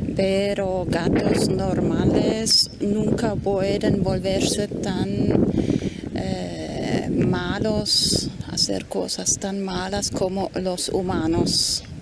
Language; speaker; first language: Spanish; non-native, fluent; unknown